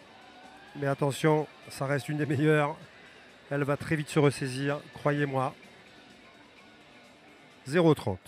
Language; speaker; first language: French; native; French